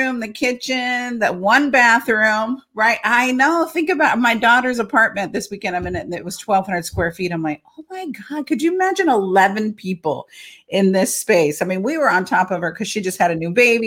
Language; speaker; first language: English; native; English